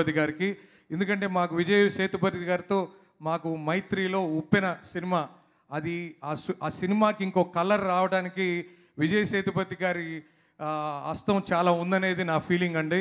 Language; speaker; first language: Telugu; native; Telugu